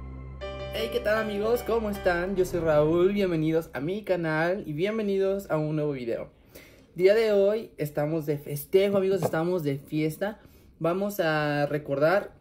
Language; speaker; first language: Spanish; native; Spanish